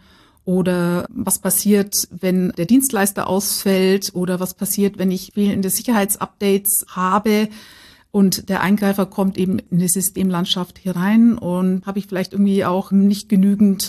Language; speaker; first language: German; native; German